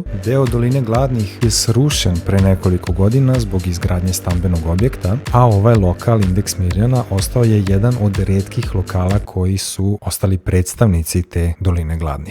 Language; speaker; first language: Serbian; native; Serbian